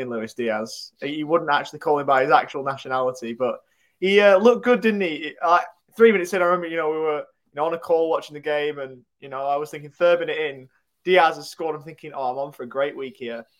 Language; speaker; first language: English; native; English